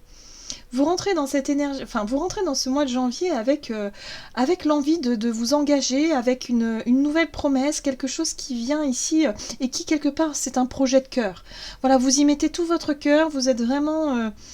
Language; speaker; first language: French; native; French